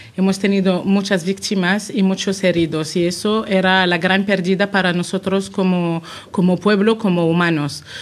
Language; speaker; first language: Spanish; non-native, fluent; Arabic